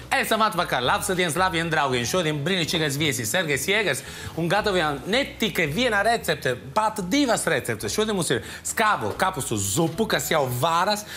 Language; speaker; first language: Latvian; non-native, fluent; Italian